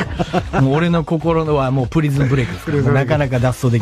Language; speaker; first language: Japanese; native; Japanese